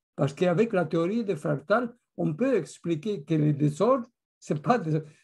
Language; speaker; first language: French; non-native, fluent; Spanish